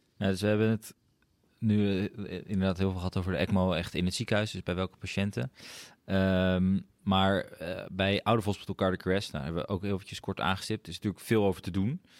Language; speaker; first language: Dutch; native; Dutch